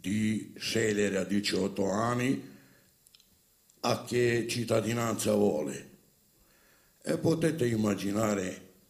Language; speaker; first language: Italian; non-native, learner; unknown